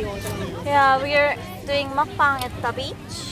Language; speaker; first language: English; non-native, learner; Korean